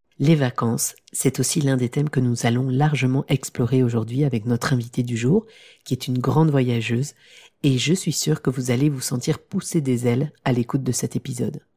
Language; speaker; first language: French; native; French